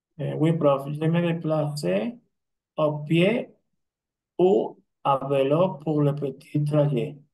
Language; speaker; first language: French; non-native, learner; Spanish